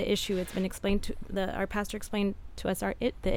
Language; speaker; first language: English; early bilingual, other home language; Spanish